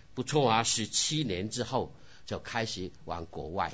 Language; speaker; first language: Chinese; non-native, local second language; Cantonese